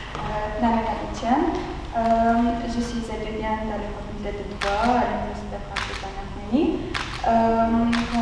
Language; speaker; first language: French; non-native, fluent; Armenian